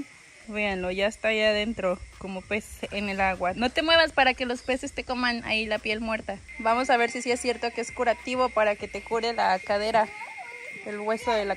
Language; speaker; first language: Spanish; native; Spanish